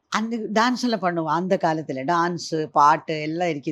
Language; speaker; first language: Tamil; non-native, learner; Malayalam